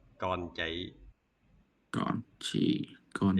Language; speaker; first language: Vietnamese; non-native, fluent; Khmer